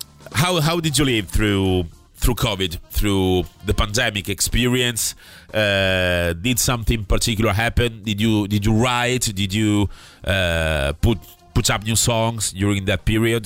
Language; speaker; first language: English; non-native, fluent; Italian